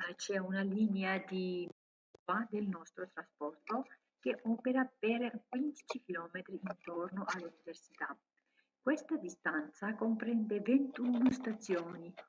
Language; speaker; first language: Italian; non-native, learner; Georgian